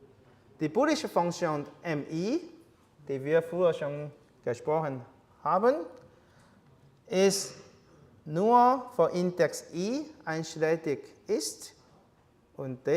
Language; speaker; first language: German; non-native, learner; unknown